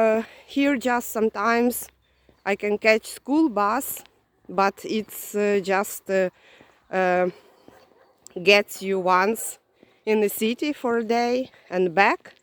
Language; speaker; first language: English; non-native, fluent; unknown